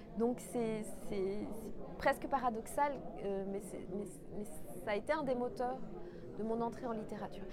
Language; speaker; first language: French; non-native, local second language; Kinyarwanda